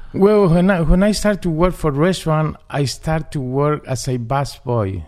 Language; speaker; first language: English; non-native, learner; Spanish